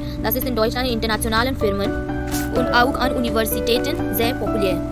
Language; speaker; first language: German; non-native, fluent; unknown